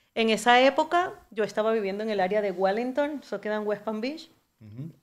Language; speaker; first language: Spanish; native; Spanish